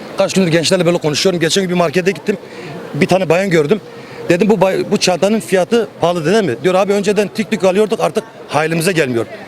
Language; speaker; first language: Turkish; native; Turkish